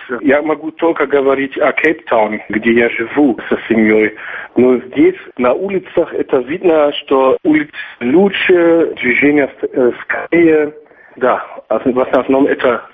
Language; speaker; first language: Russian; non-native, fluent; German